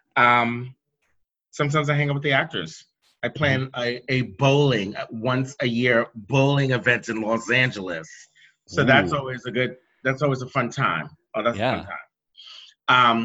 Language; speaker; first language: English; native; English